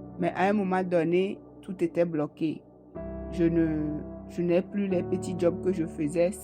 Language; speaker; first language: French; non-native, local second language; Ewe